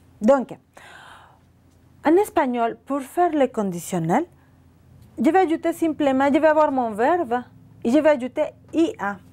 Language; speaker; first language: French; non-native, learner; Spanish